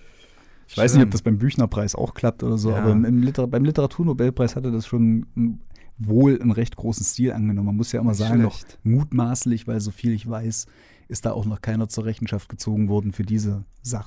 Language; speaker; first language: German; native; German